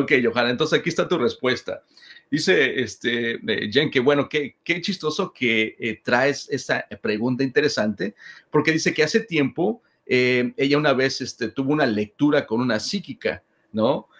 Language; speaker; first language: Spanish; native; Spanish